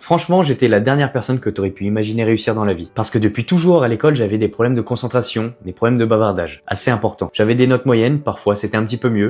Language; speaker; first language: French; native; French